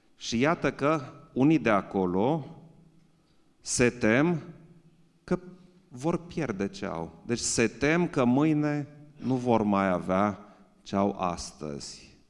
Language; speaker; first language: Romanian; non-native, local second language; German